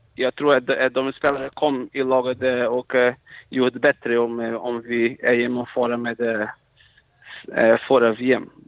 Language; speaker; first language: Swedish; non-native, fluent; Portuguese